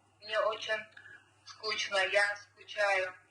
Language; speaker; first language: Russian; non-native, local second language; Azerbaijani